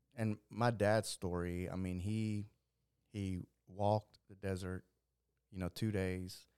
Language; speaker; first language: English; early bilingual, other home language; Spanish